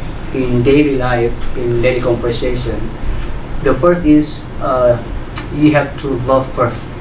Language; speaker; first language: English; non-native, learner; Indonesian